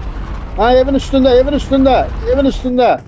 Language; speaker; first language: Turkish; native; Turkish